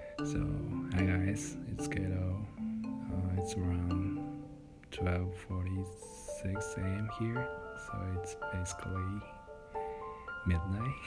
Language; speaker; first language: English; non-native, fluent; Japanese